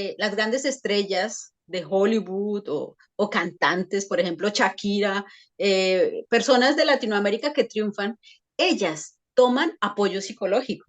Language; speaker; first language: Spanish; native; Spanish